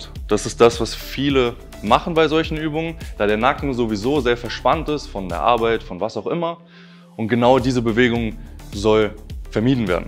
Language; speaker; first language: German; native; German